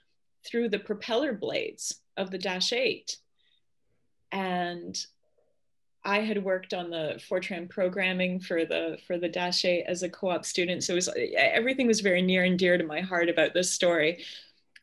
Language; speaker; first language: English; early bilingual, other home language; Polish